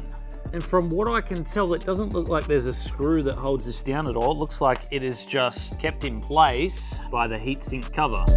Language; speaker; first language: English; native; English